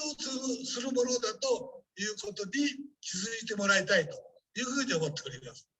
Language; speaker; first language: Japanese; native; Japanese